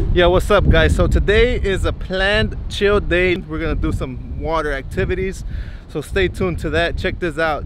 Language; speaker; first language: English; early bilingual, other home language; Spanish